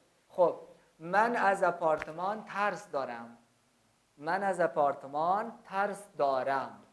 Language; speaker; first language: Persian; non-native, fluent; Urdu